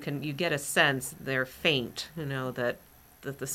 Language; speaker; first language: English; native; English